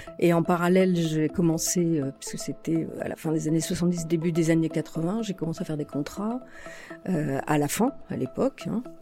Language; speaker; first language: French; native; French